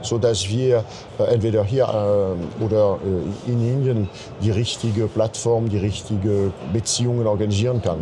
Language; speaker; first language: German; non-native, fluent; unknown